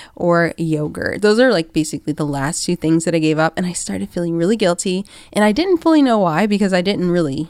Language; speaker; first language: English; native; English